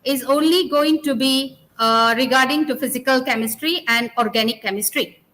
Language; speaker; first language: English; non-native, local second language; Malay